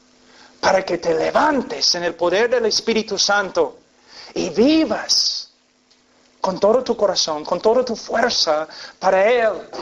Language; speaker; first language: Spanish; non-native, fluent; English